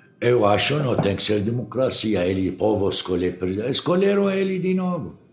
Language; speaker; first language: Portuguese; non-native, fluent; Arabic